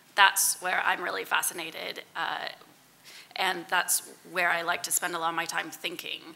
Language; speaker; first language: English; native; English